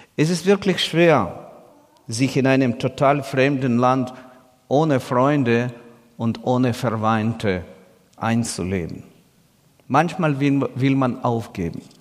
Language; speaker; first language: German; non-native, fluent; Russian